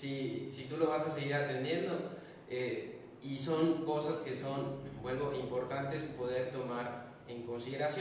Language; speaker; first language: Spanish; native; Spanish